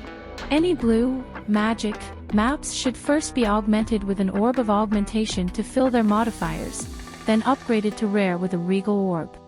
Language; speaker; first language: English; native; English